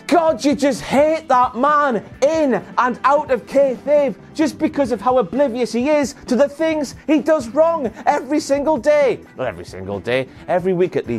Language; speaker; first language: English; native; English